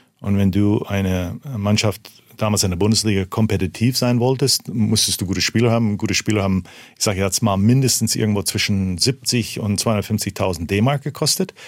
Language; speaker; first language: German; early bilingual, heritage; German